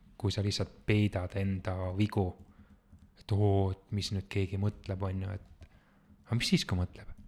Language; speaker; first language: Estonian; native; Estonian